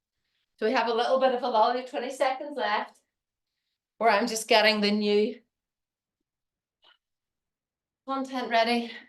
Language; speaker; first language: English; native; English